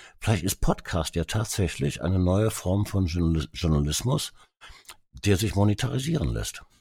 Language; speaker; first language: German; early bilingual, other home language; Hungarian